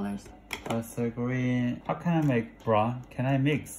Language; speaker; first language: English; non-native, learner; Korean